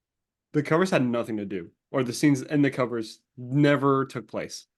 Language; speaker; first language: English; native; English